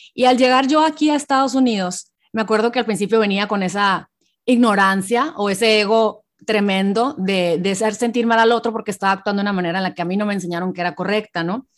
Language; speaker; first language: Spanish; native; Spanish